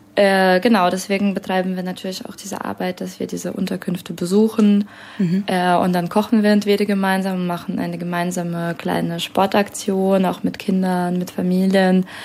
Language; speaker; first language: German; non-native, fluent; Russian